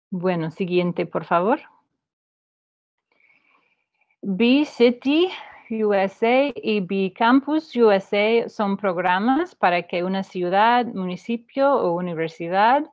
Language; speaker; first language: Spanish; non-native, fluent; English